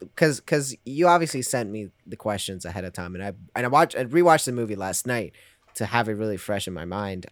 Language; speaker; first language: English; non-native, fluent; Spanish